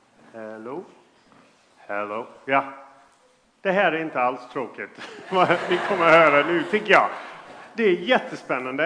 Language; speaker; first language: Swedish; non-native, fluent; English